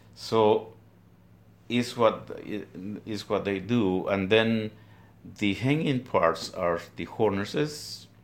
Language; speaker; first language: English; non-native, fluent; Spanish